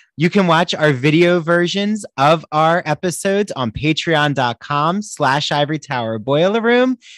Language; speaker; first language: English; native; English